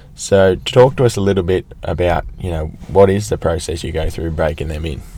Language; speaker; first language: English; native; English